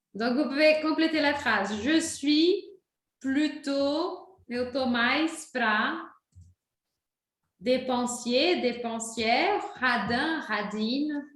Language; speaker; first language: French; non-native, fluent; Portuguese